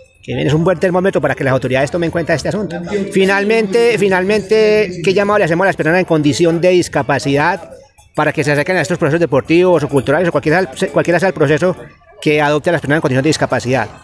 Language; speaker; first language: Spanish; native; Spanish